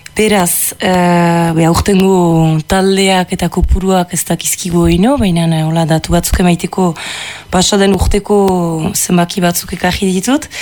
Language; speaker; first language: Basque; native; Basque